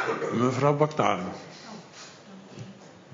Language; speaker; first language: Dutch; native; Dutch